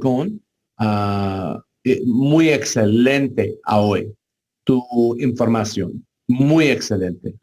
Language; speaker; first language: Spanish; non-native, learner; English